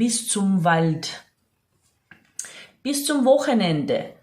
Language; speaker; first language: German; non-native, fluent; Ukrainian